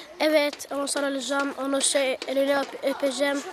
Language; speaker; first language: Turkish; non-native, learner; Arabic